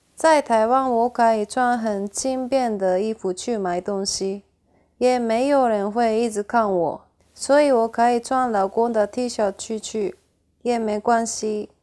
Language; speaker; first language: Chinese; non-native, fluent; Japanese